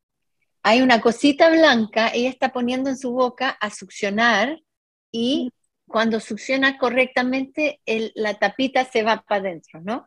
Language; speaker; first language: Spanish; non-native, fluent; English